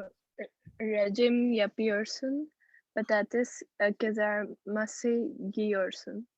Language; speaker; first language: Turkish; non-native, learner; Urdu